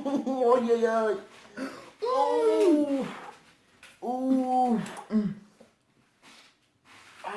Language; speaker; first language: French; native; French